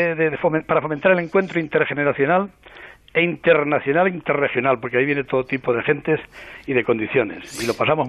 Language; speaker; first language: Spanish; native; Spanish